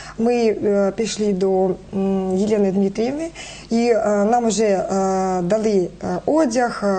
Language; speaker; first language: Ukrainian; non-native, local second language; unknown